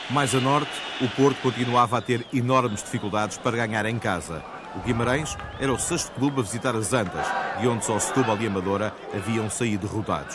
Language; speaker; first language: Portuguese; native; Portuguese